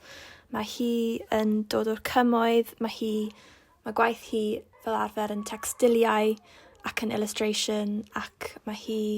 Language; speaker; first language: Welsh; non-native, local second language; English